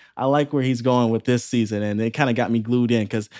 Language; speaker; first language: English; native; English